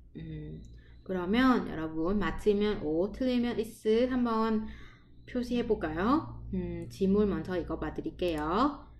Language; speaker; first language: Korean; non-native, fluent; Vietnamese